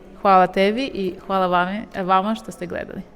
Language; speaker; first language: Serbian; non-native, fluent; Russian